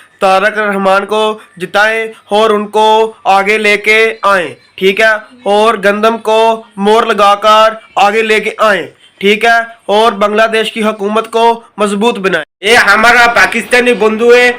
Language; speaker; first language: Hindi; non-native, learner; Bangla